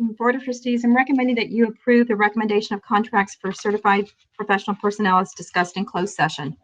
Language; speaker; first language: English; native; English